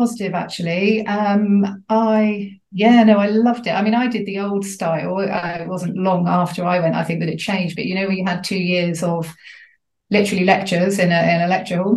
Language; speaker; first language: English; native; English